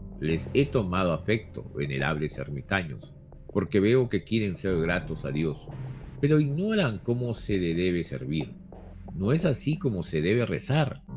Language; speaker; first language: Spanish; native; Spanish